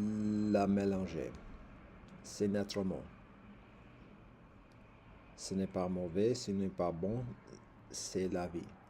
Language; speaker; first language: French; non-native, learner; English